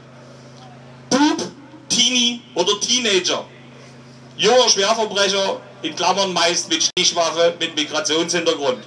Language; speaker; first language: German; native; German